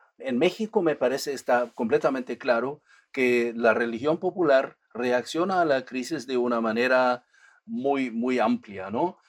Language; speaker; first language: Spanish; non-native, fluent; German